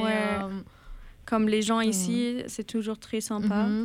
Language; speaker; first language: French; non-native, fluent; German